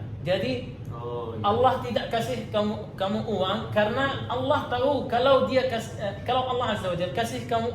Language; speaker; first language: Indonesian; non-native, learner; Arabic